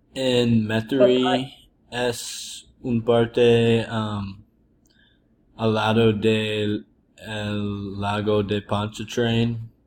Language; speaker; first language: Spanish; non-native, learner; English